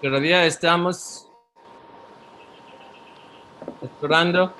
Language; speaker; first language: Spanish; non-native, learner; English